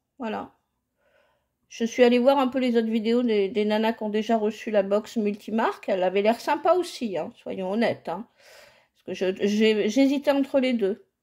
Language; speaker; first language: French; native; French